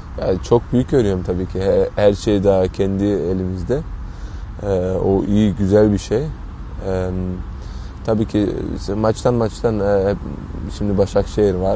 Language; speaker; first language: Turkish; early bilingual, heritage; Turkish